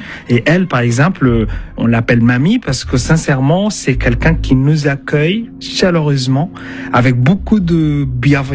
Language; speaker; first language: French; non-native, fluent; Arabic